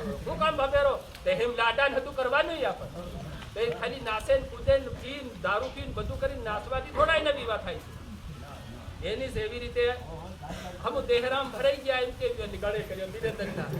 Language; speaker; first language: Gujarati; non-native, local second language; Bhili